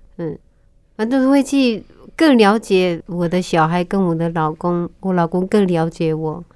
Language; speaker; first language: Chinese; non-native, local second language; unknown